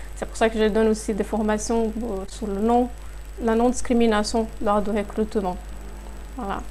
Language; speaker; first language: French; non-native, fluent; Portuguese